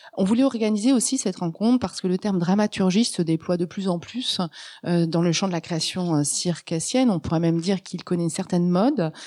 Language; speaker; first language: French; native; French